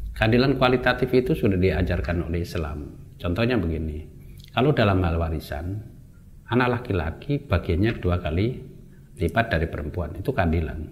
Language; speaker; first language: Indonesian; non-native, local second language; Javanese